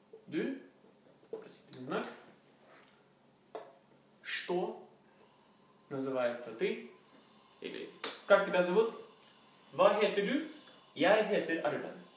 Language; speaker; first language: Russian; non-native, learner; Norwegian